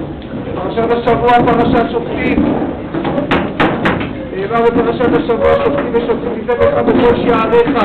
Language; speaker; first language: Hebrew; native; Hebrew